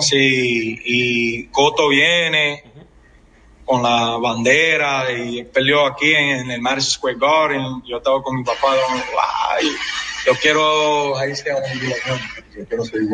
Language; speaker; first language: Spanish; early bilingual, heritage; English